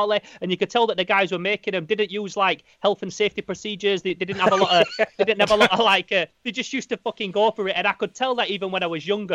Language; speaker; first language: English; native; English